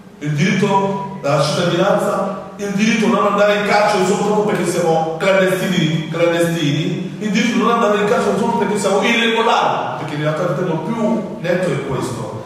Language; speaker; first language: Italian; non-native, fluent; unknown